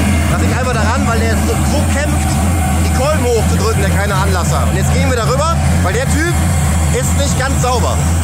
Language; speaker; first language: German; native; German